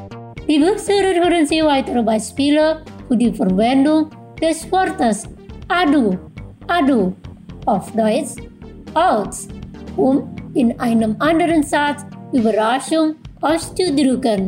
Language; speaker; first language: German; non-native, fluent; Indonesian